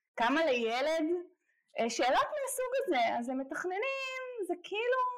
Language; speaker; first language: Hebrew; native; Hebrew